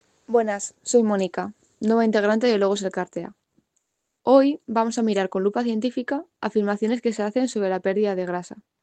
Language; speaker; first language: Spanish; native; Spanish